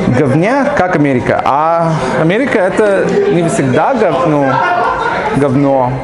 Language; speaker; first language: Russian; non-native, learner; English